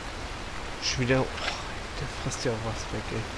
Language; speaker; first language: German; native; German